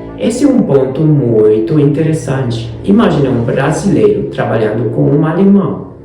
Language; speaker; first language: Portuguese; non-native, fluent; Hungarian